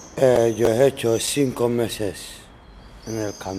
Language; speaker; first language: Spanish; non-native, learner; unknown